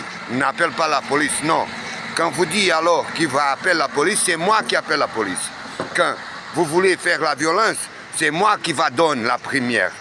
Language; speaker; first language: French; non-native, learner; Portuguese